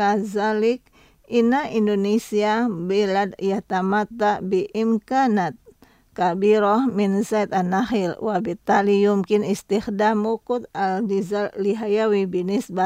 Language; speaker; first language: Arabic; non-native, fluent; Indonesian